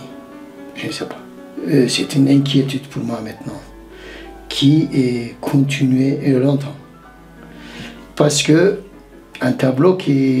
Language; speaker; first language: French; non-native, fluent; Turkish